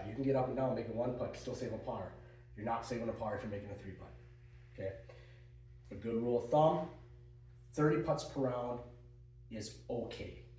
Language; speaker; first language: English; native; English